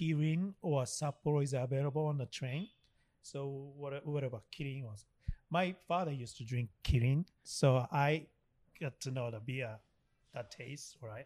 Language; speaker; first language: English; non-native, learner; Japanese